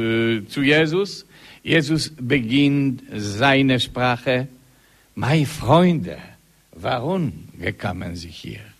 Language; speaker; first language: German; non-native, learner; Polish